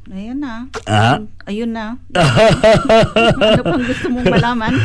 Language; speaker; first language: Filipino; native; Filipino